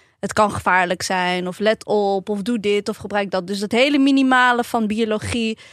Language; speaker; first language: Dutch; early bilingual, other home language; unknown